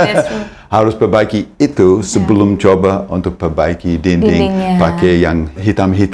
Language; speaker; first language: Indonesian; non-native, fluent; English